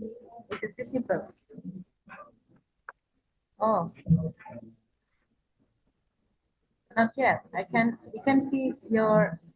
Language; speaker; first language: English; non-native, fluent; Indonesian